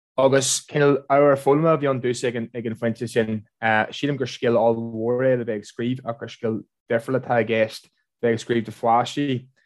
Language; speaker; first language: Irish; non-native, local second language; English